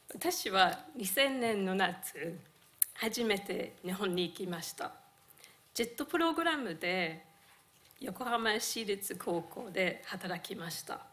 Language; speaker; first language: Japanese; non-native, fluent; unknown